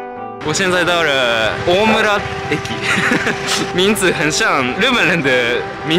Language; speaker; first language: Chinese; non-native, fluent; Japanese